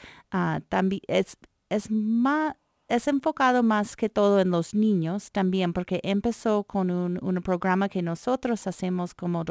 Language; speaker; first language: Spanish; non-native, fluent; English